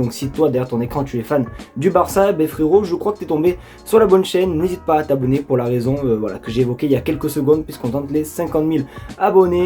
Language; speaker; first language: French; native; French